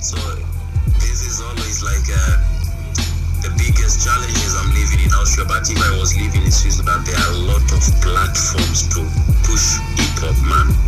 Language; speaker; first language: English; non-native, local second language; Swahili